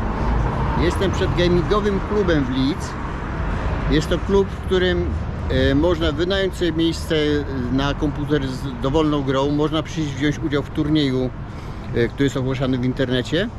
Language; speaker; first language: Polish; native; Polish